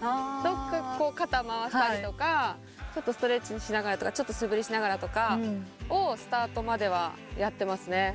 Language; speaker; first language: Japanese; native; Japanese